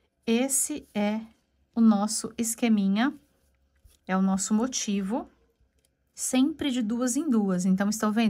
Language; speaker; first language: Portuguese; native; Portuguese